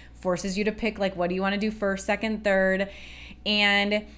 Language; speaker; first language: English; native; English